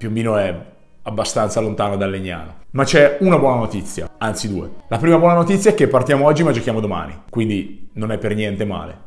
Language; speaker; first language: Italian; native; Italian